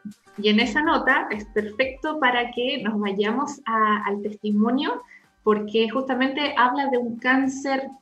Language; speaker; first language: Spanish; native; Spanish